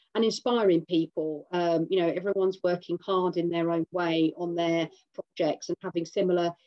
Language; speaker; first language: English; native; English